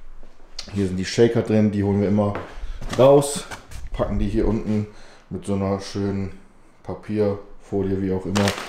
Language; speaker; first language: German; native; German